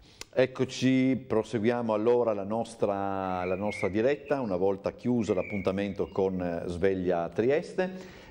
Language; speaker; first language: Italian; native; Italian